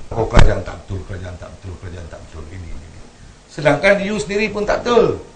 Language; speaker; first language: Malay; non-native, local second language; Tamil